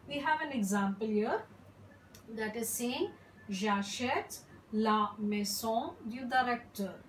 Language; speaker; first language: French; non-native, fluent; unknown